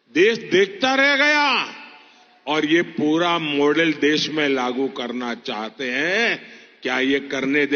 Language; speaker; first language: Hindi; non-native, local second language; Gujarati